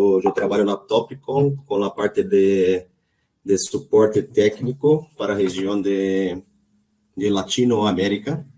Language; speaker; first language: Spanish; non-native, learner; Portuguese